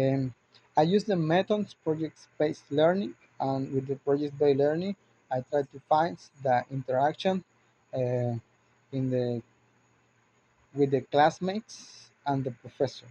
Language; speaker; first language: English; non-native, learner; Spanish